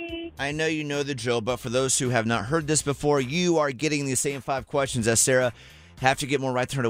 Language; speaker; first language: English; native; English